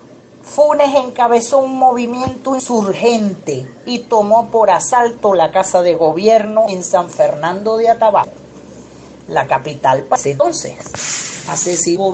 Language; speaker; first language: Spanish; native; Spanish